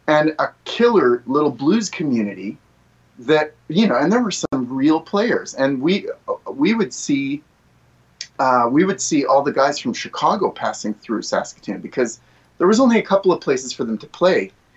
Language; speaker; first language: English; native; English